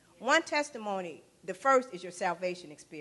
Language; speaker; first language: English; native; English